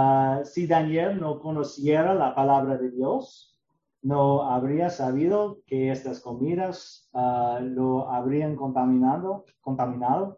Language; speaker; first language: Spanish; non-native, learner; English